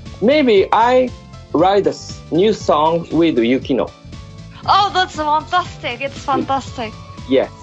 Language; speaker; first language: English; non-native, learner; Japanese